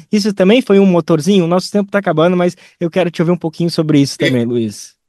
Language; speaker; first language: Portuguese; native; Portuguese